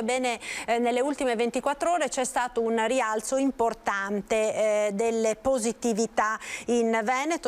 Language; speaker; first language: Italian; native; Italian